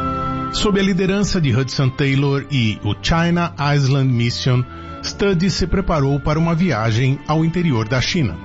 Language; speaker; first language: Portuguese; native; Portuguese